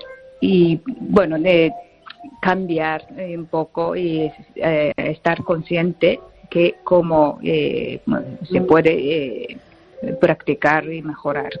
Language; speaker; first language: Spanish; non-native, fluent; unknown